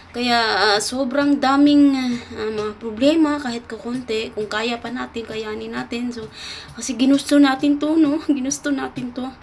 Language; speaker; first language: Filipino; non-native, local second language; Cebuano